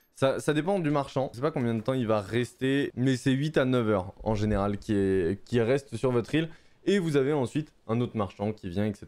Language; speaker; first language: French; native; French